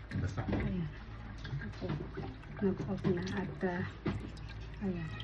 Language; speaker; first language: Filipino; native; Filipino